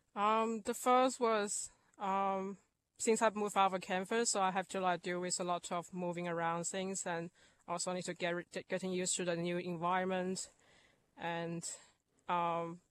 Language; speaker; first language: English; non-native, fluent; Chinese